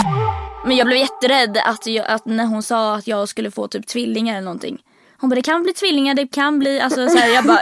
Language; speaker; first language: Swedish; native; Swedish